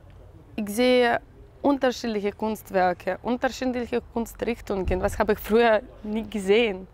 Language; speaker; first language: German; non-native, learner; Russian